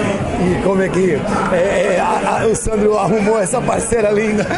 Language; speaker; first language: Portuguese; native; Portuguese